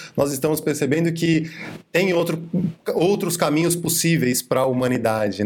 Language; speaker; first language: Portuguese; native; Portuguese